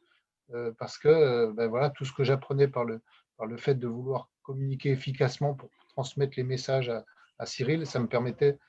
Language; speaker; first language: French; native; French